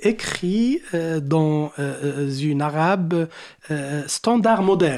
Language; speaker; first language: French; non-native, local second language; Arabic